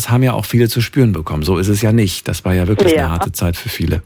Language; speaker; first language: German; native; German